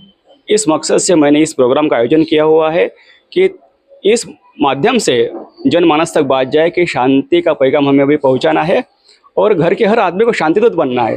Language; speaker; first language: Hindi; non-native, local second language; Marathi